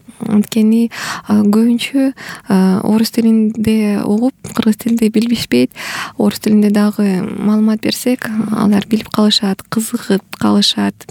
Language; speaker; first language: Kyrgyz; non-native, local second language; Russian